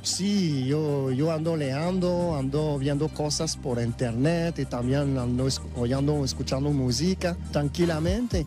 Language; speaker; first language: Spanish; non-native, fluent; French